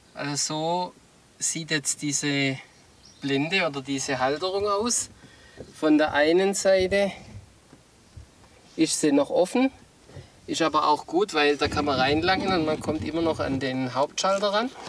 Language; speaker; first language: German; native; German